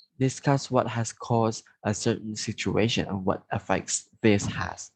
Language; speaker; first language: English; non-native, fluent; Indonesian